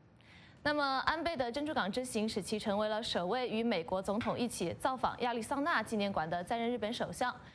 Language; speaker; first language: Chinese; native; Chinese